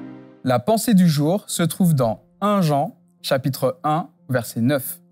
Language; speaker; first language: French; native; French